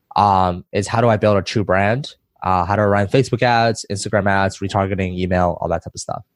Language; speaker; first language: English; early bilingual, other home language; Chinese